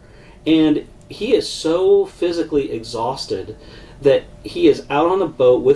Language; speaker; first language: English; native; English